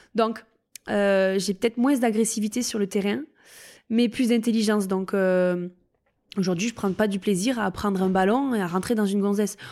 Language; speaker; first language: French; native; French